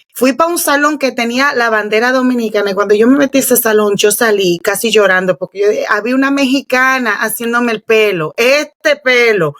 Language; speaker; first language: Spanish; early bilingual, heritage; Spanish